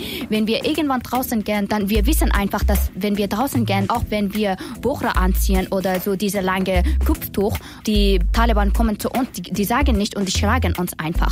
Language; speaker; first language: German; non-native, learner; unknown